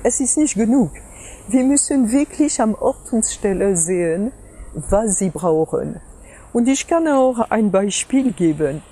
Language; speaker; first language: German; non-native, fluent; French